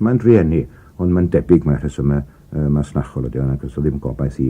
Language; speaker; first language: Welsh; native; Welsh